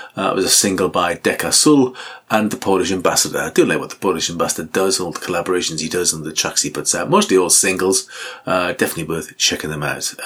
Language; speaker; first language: English; native; English